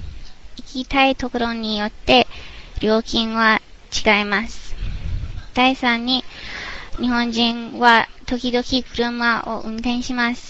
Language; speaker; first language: Japanese; non-native, learner; English